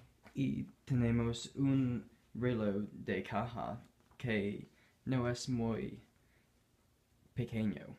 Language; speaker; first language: Spanish; non-native, learner; English